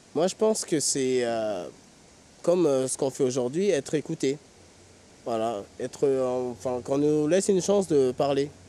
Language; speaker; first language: French; native; French